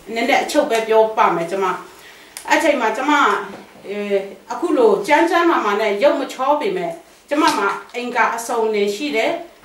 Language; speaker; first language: Burmese; non-native, local second language; Kachin